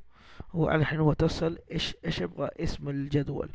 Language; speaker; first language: Arabic; non-native, learner; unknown